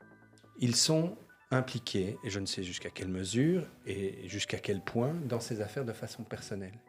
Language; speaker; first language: French; native; French